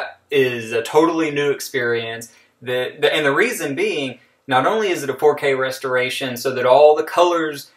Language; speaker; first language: English; native; English